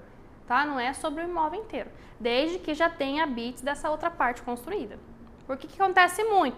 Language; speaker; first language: Portuguese; native; Portuguese